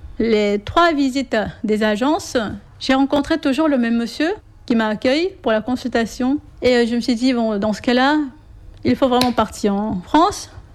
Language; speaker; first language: French; non-native, fluent; Korean